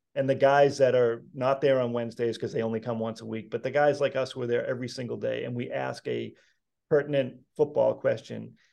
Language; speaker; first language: English; native; English